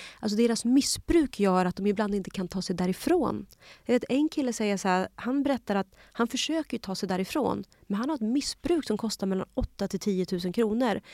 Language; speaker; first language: Swedish; early bilingual, other home language; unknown